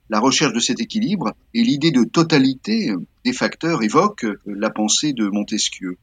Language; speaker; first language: French; native; French